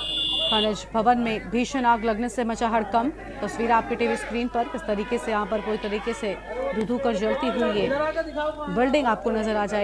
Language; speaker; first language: Hindi; native; Hindi